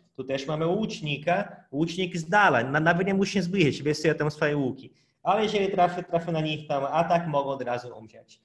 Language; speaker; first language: Polish; non-native, fluent; Portuguese